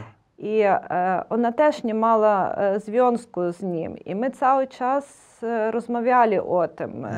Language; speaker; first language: Ukrainian; native; Ukrainian